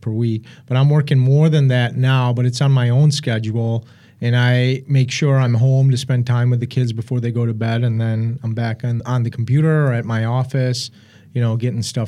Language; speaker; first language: English; early bilingual, other home language; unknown